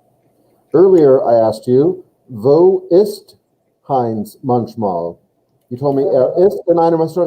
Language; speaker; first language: German; non-native, fluent; English